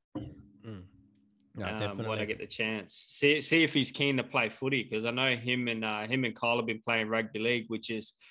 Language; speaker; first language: English; native; English